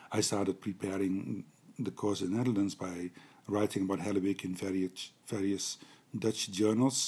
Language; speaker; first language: English; non-native, fluent; Dutch